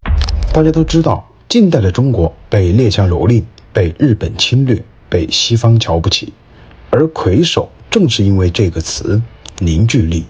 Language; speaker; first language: Chinese; native; Chinese